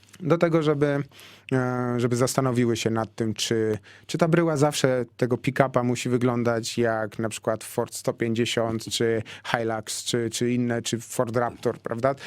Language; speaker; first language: Polish; native; Polish